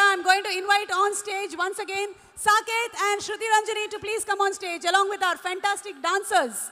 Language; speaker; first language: Telugu; native; Telugu